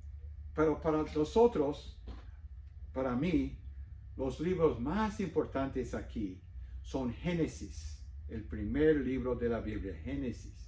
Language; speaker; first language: Spanish; non-native, fluent; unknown